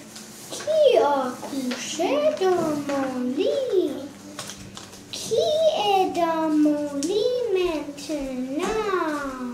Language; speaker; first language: French; non-native, learner; English